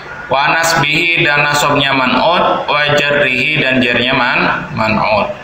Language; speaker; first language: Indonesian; native; Indonesian